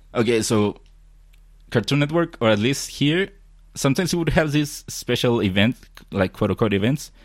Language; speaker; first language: English; non-native, fluent; Spanish